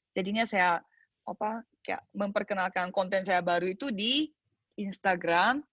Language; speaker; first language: Indonesian; early bilingual, other home language; Korean